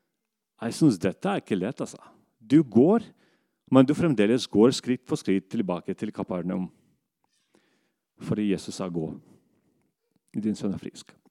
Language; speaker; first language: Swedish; non-native, learner; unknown